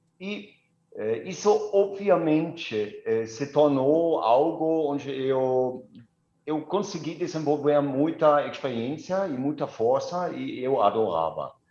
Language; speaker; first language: Portuguese; non-native, fluent; German